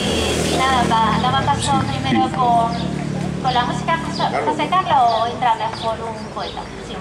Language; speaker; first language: Spanish; native; Spanish